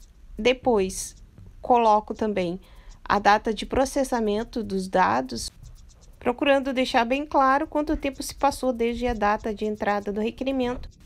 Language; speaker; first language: Portuguese; native; Portuguese